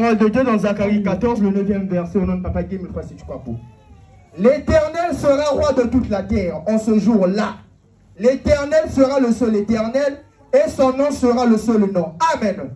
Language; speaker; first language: French; non-native, local second language; Lingala